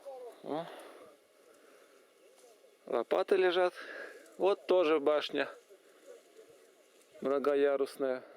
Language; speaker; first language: Russian; native; Russian